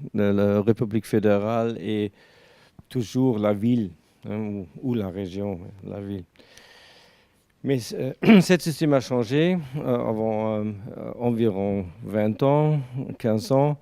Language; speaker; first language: French; non-native, learner; German